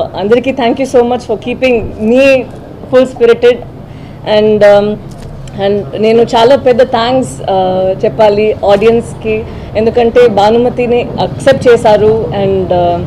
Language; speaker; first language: Telugu; non-native, learner; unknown